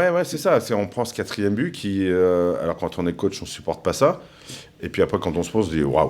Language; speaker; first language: French; native; French